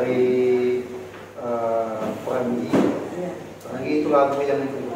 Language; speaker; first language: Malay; non-native, local second language; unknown